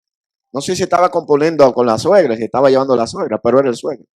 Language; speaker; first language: Spanish; native; Spanish